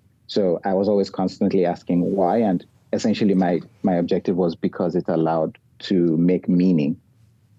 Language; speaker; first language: English; non-native, local second language; Yoruba